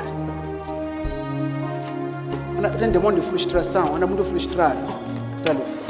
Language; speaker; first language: Portuguese; non-native, local second language; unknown